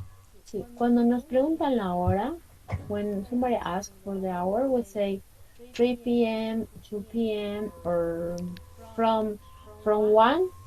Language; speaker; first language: English; non-native, fluent; Spanish